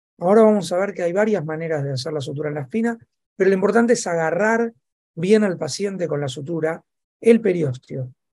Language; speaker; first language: Spanish; native; Spanish